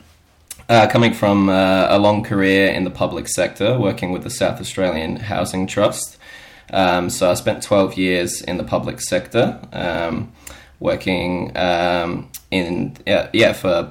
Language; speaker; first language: English; native; English